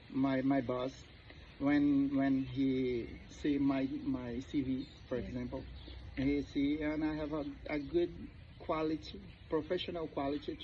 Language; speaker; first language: English; non-native, learner; Portuguese